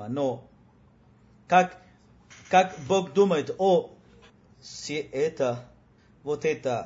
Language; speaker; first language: Russian; non-native, learner; Spanish